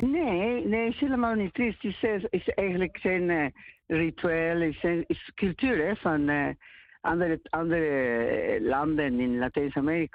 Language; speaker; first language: Dutch; non-native, learner; Spanish